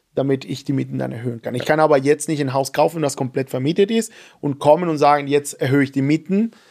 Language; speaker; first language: German; non-native, fluent; Spanish